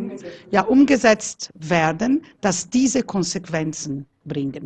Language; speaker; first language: German; non-native, fluent; Italian